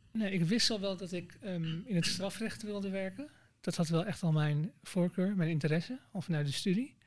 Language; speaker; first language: Dutch; native; Dutch